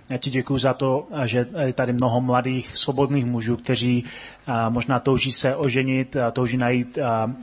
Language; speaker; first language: Czech; native; Czech